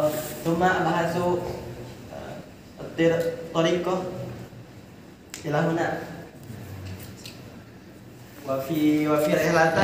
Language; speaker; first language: Arabic; non-native, learner; Indonesian